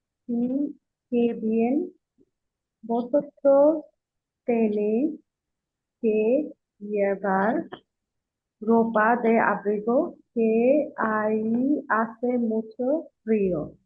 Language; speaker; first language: Spanish; non-native, learner; Bangla